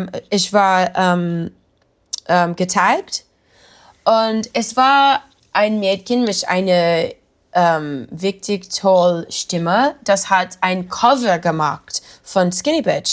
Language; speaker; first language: German; non-native, learner; English